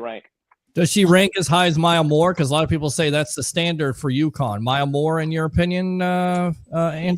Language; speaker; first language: English; native; English